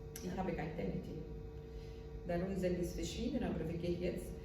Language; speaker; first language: German; non-native, learner; Portuguese